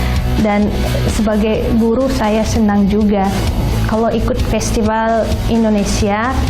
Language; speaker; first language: Indonesian; non-native, fluent; English